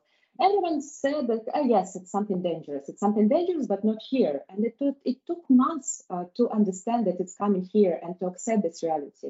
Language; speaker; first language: English; non-native, fluent; Russian